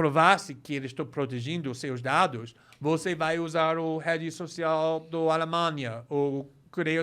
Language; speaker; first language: Portuguese; non-native, fluent; English